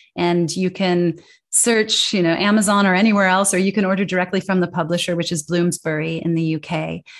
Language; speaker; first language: English; native; English